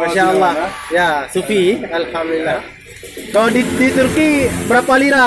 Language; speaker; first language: Indonesian; non-native, local second language; Achinese